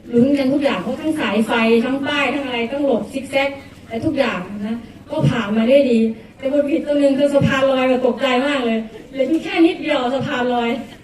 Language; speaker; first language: Thai; native; Thai